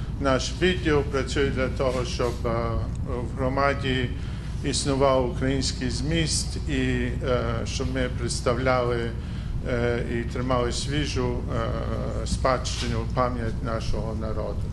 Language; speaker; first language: Ukrainian; early bilingual, heritage; Ukrainian